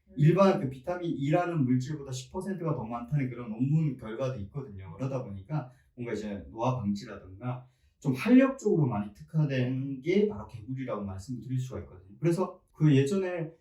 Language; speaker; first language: Korean; native; Korean